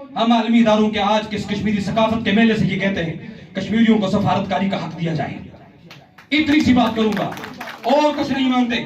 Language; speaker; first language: Urdu; non-native, local second language; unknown